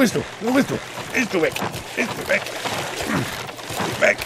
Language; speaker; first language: German; native; German